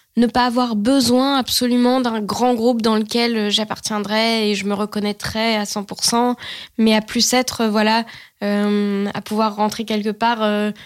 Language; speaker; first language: French; native; French